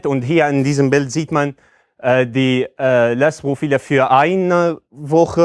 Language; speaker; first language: German; non-native, fluent; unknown